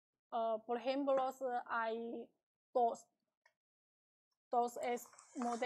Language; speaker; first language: Spanish; non-native, learner; Chinese